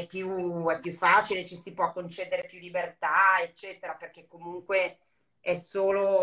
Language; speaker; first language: Italian; native; Italian